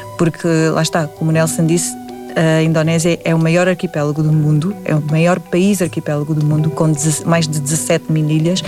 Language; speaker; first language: Portuguese; early bilingual, other home language; Indonesian